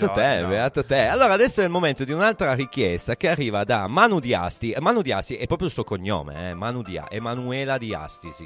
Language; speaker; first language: Italian; native; Italian